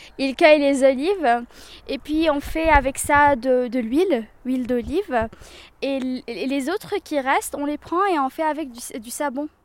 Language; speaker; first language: French; non-native, local second language; Arabic